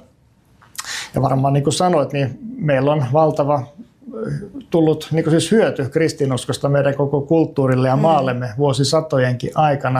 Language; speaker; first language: Finnish; native; Finnish